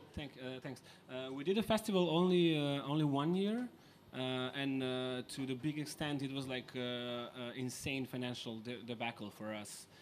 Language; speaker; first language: English; non-native, fluent; Serbian